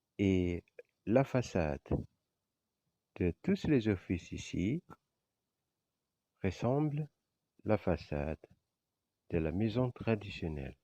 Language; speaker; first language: French; non-native, fluent; Indonesian